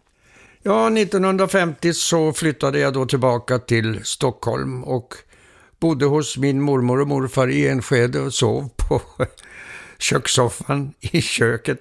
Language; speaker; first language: Swedish; early bilingual, heritage; Swedish